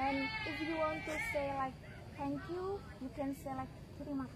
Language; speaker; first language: English; non-native, learner; Javanese